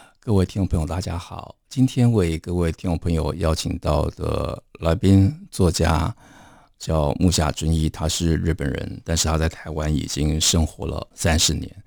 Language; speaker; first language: Chinese; native; Chinese